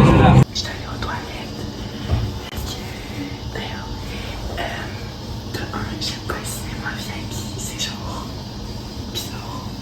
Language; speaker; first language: French; native; French